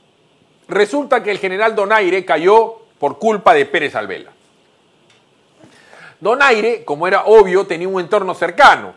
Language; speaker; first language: Spanish; native; Spanish